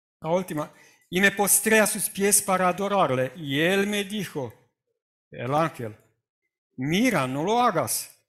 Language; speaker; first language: Spanish; non-native, fluent; Romanian